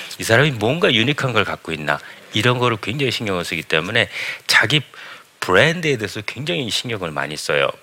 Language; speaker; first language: Korean; early bilingual, heritage; Korean